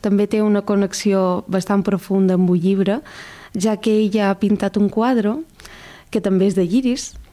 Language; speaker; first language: Catalan; native; Catalan